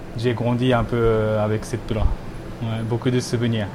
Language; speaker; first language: French; non-native, learner; Japanese